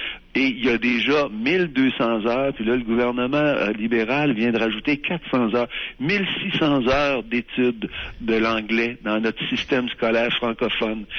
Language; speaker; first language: French; native; French